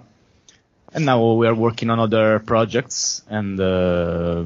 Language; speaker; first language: English; non-native, fluent; Italian